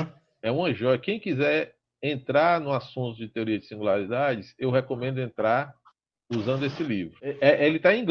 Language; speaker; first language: Portuguese; native; Portuguese